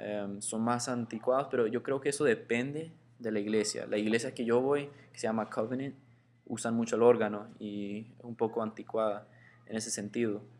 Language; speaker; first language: Spanish; early bilingual, heritage; Spanish